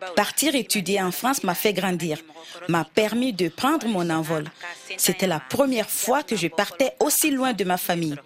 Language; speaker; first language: French; non-native, local second language; Dyula